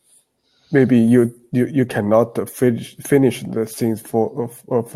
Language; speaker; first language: English; non-native, learner; Chinese